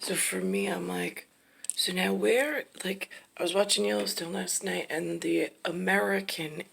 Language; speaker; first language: English; native; English